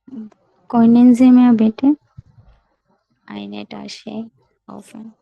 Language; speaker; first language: German; non-native, learner; Bangla